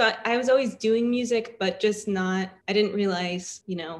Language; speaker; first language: English; native; English